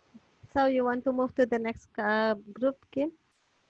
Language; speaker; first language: English; non-native, fluent; Indonesian